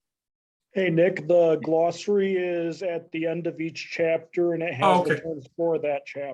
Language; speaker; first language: English; native; English